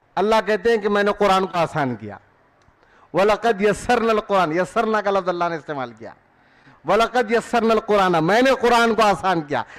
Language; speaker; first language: Urdu; native; Urdu